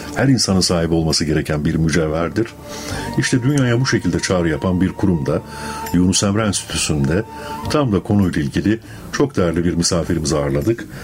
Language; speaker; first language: Turkish; native; Turkish